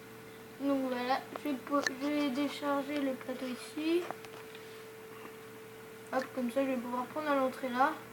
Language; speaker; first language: French; native; French